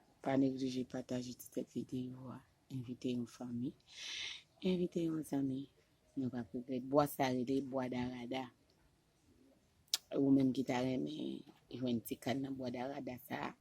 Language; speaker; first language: French; non-native, local second language; Haitian Creole